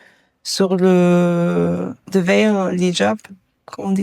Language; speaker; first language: French; non-native, learner; German